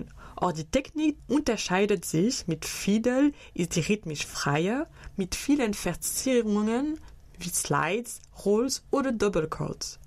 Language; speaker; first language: German; native; German